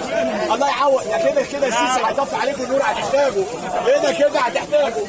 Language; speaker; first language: Arabic; native; Arabic